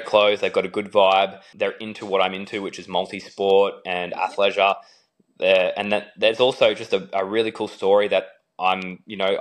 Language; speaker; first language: English; native; English